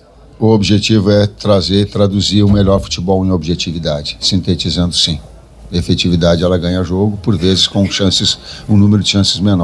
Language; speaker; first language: Portuguese; native; Portuguese